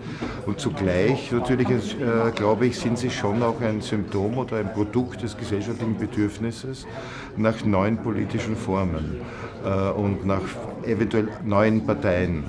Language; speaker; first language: German; native; German